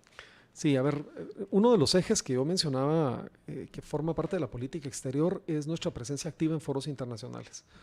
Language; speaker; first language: Spanish; native; Spanish